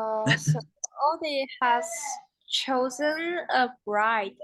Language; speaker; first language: English; non-native, learner; Chinese